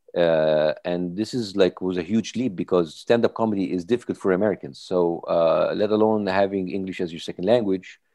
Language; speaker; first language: English; non-native, fluent; Arabic